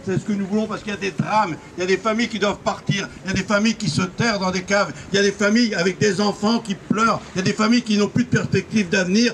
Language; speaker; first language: French; native; French